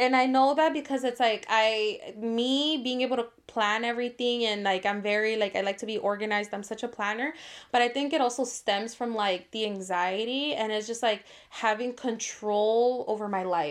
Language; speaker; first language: English; early bilingual, other home language; Spanish